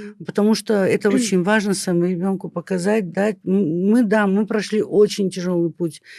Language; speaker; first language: Russian; native; Russian